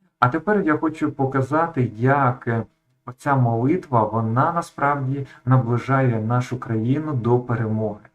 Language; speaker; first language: Ukrainian; native; Ukrainian